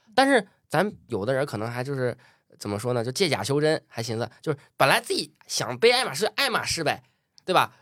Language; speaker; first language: Chinese; native; Chinese